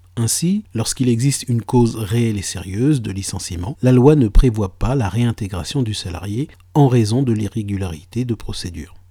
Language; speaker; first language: French; native; French